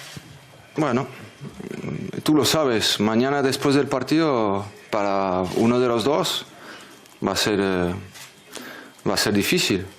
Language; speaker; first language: Spanish; non-native, fluent; French